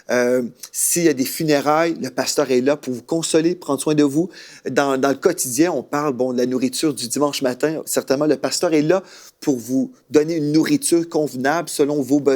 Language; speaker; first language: French; native; French